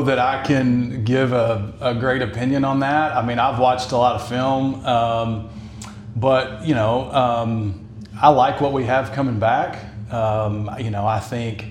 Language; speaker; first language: English; native; English